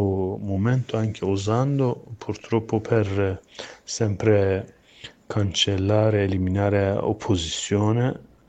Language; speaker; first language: Italian; non-native, learner; Kurdish